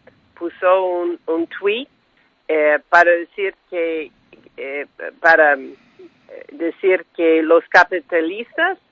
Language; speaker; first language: Spanish; non-native, fluent; English